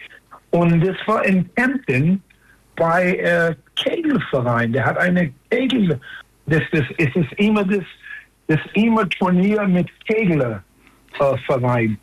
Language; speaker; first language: German; non-native, learner; English